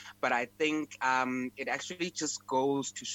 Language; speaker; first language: English; non-native, local second language; Xhosa